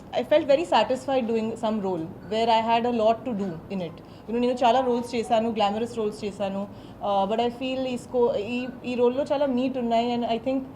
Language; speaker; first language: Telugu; non-native, learner; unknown